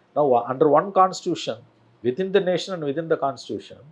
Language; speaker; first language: English; non-native, local second language; Tamil